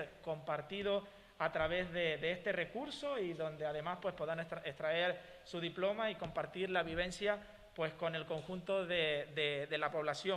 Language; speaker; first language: Spanish; native; Spanish